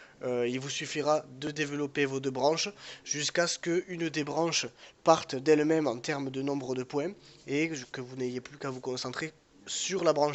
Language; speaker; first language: French; native; French